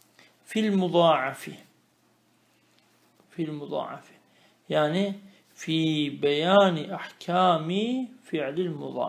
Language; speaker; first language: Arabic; non-native, fluent; Turkish